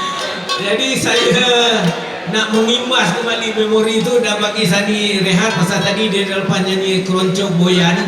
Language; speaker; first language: Malay; native; Malay